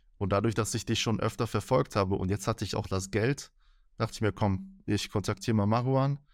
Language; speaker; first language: German; early bilingual, other home language; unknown